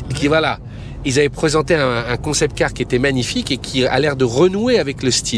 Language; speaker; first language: French; native; French